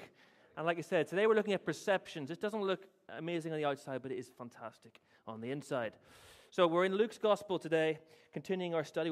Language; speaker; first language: English; native; English